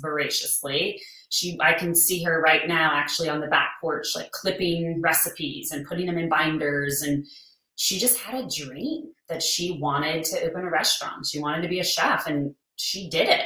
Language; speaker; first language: English; native; English